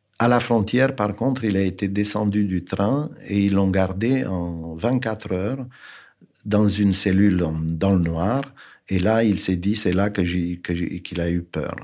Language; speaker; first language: French; non-native, fluent; Romanian